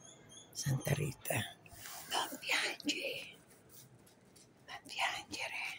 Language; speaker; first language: Italian; non-native, learner; Filipino